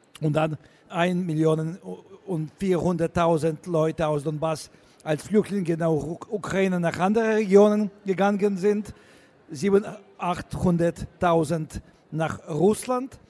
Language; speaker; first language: German; non-native, learner; Russian